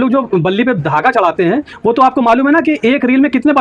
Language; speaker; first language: Hindi; native; Hindi